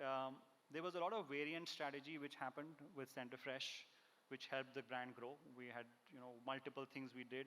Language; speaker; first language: English; non-native, local second language; Hindi